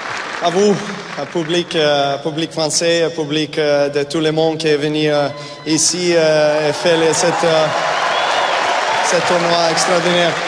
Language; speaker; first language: French; non-native, learner; Serbian